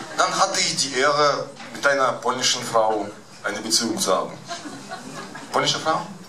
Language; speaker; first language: German; early bilingual, other home language; Russian